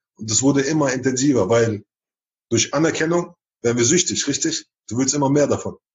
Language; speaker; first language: German; early bilingual, other home language; Chechen